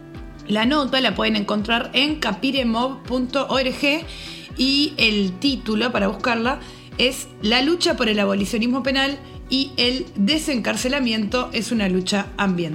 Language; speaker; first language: Spanish; native; Spanish